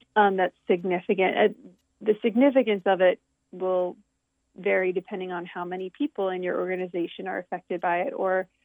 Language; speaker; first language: English; native; English